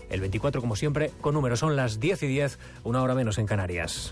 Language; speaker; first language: Spanish; native; Spanish